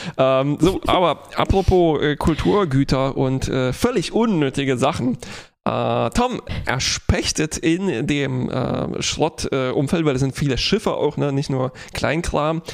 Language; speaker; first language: German; non-native, fluent; Polish